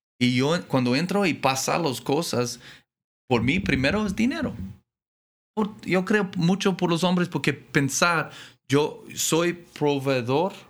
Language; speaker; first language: Spanish; non-native, learner; English